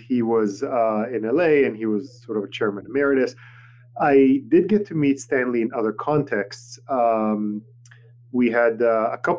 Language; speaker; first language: English; non-native, fluent; Hebrew